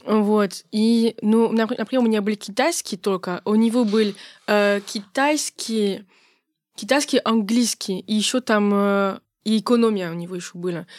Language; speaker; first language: Russian; non-native, fluent; French